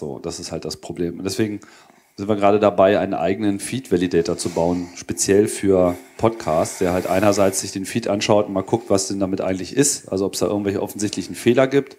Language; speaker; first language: German; native; German